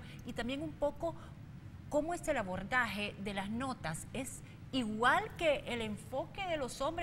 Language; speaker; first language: Spanish; native; Spanish